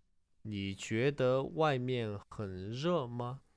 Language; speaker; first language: Chinese; non-native, learner; English